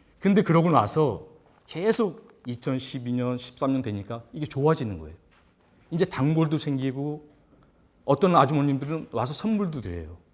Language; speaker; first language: Korean; native; Korean